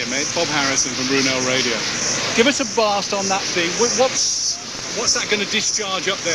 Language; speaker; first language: English; native; English